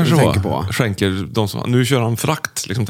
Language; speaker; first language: Swedish; native; Swedish